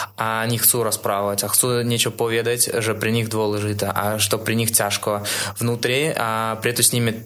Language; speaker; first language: Slovak; non-native, fluent; Russian